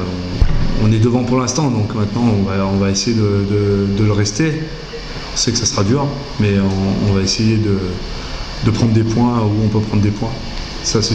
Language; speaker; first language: French; native; French